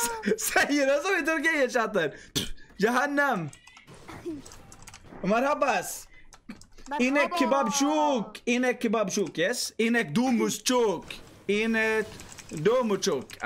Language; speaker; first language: Turkish; non-native, learner; Swedish